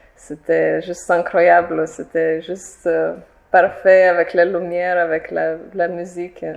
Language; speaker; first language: French; non-native, fluent; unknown